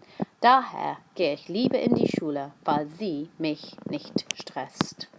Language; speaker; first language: German; non-native, fluent; English